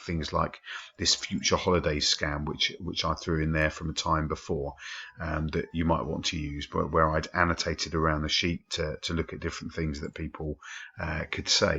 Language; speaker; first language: English; native; English